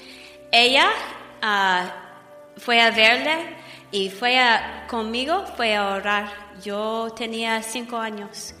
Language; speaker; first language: Spanish; non-native, fluent; English